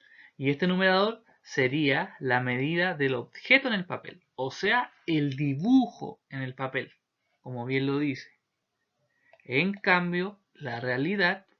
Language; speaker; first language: Spanish; native; Spanish